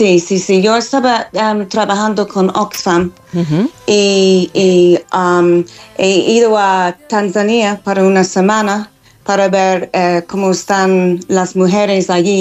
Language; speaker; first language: Spanish; non-native, fluent; English